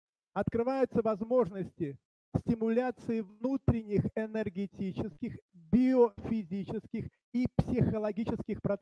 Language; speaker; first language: Czech; non-native, learner; Russian